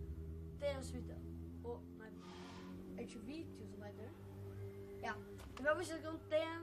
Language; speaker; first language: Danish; non-native, local second language; Faroese